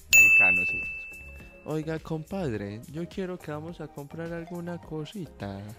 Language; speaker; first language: Spanish; native; Spanish